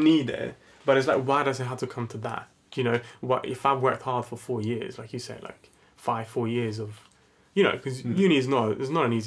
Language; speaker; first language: English; non-native, fluent; Italian